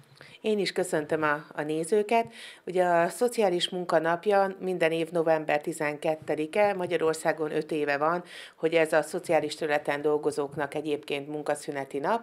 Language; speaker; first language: Hungarian; native; Hungarian